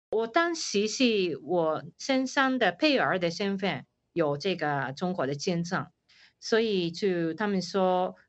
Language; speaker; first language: Chinese; non-native, fluent; Japanese